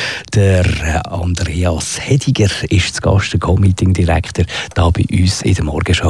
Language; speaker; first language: German; native; German